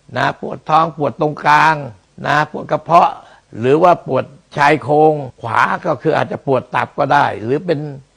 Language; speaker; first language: Thai; early bilingual, other home language; Min Nan Chinese